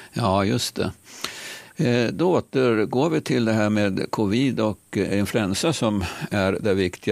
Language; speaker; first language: Swedish; native; Swedish